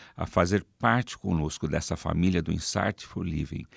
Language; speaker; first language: Portuguese; native; Portuguese